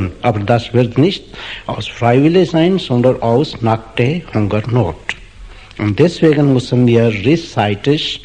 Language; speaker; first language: German; non-native, fluent; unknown